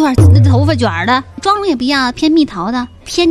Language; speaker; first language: Chinese; native; Chinese